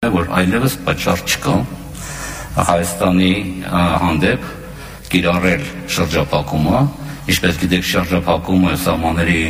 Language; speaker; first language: Armenian; native; Armenian